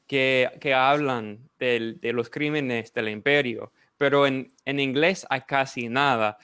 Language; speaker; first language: Spanish; non-native, fluent; English